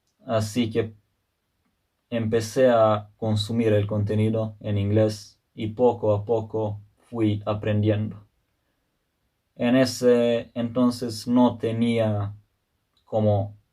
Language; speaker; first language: Spanish; non-native, fluent; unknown